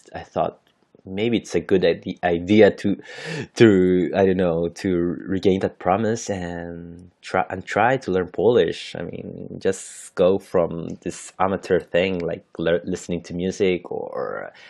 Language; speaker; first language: English; non-native, fluent; Spanish